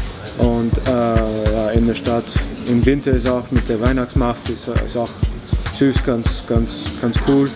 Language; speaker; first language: German; non-native, learner; English